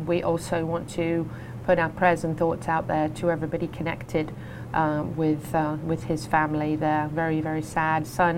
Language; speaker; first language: English; native; English